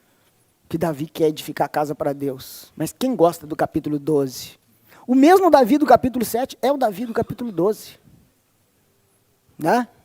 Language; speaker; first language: Portuguese; native; Portuguese